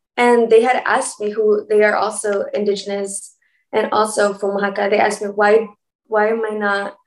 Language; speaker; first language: English; early bilingual, other home language; Spanish